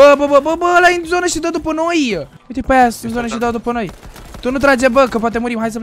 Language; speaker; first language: Romanian; native; Romanian